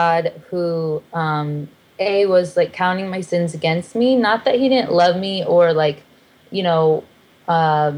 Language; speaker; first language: English; native; English